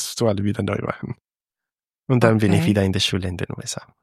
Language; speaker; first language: German; non-native, fluent; Spanish